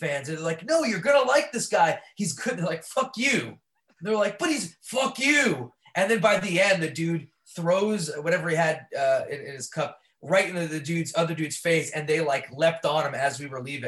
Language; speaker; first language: English; native; English